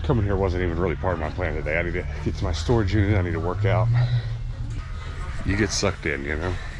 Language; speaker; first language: English; native; English